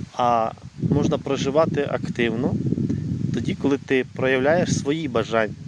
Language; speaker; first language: Ukrainian; non-native, local second language; Russian